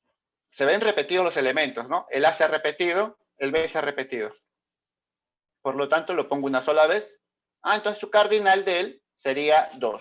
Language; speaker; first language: Spanish; native; Spanish